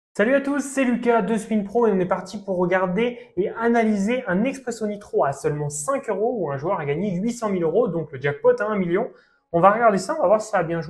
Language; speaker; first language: French; native; French